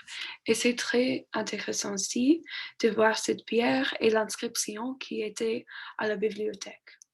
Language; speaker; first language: French; non-native, learner; English